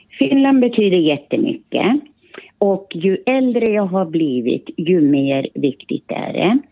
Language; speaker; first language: Swedish; early bilingual, other home language; Finnish